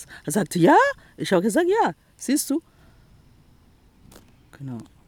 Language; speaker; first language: German; non-native, fluent; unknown